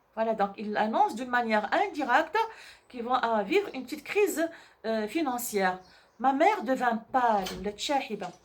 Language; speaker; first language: French; non-native, local second language; Arabic